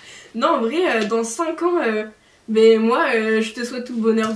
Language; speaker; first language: French; native; French